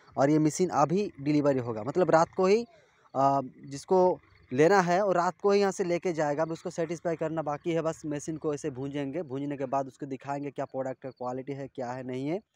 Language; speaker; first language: Hindi; non-native, local second language; Bangla